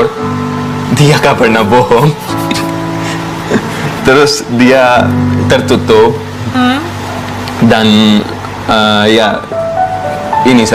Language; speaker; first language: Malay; non-native, fluent; Hindi